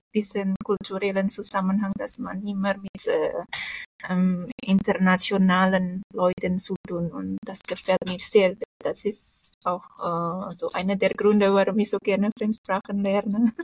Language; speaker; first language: German; non-native, fluent; Indonesian